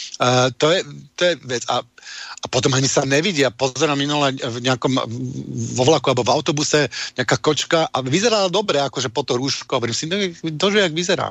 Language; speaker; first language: Slovak; native; Slovak